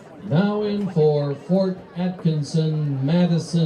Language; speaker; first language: English; native; English